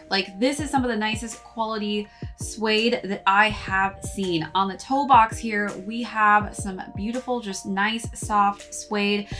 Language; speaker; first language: English; native; English